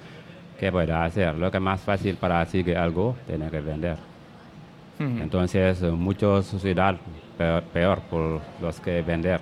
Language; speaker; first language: Spanish; non-native, learner; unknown